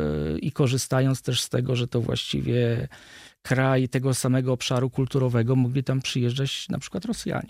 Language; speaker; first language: Polish; native; Polish